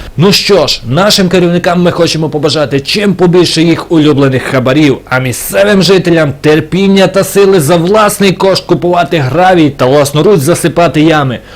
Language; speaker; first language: Ukrainian; native; Ukrainian